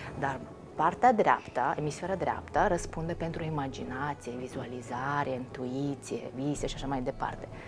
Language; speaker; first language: Romanian; non-native, fluent; Mongolian